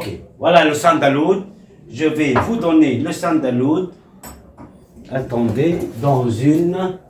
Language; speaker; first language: French; non-native, local second language; Arabic